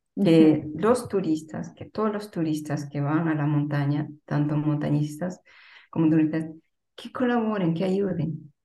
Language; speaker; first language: Spanish; native; Spanish